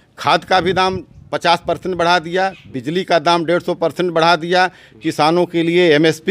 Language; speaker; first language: Hindi; native; Hindi